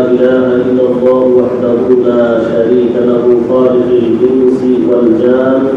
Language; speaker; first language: Arabic; non-native, fluent; Bangla